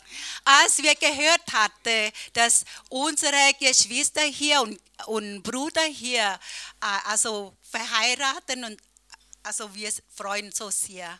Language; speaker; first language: German; non-native, learner; Thai